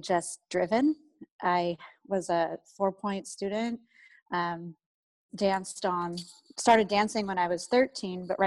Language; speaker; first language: English; native; English